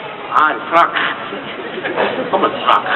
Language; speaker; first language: Spanish; non-native, fluent; Italian